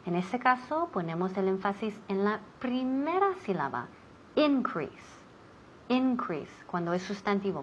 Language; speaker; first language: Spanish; non-native, fluent; English